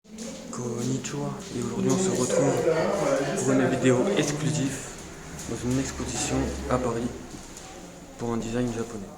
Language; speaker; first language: French; native; French